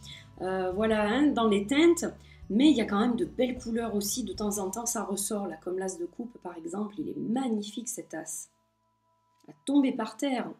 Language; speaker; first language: French; native; French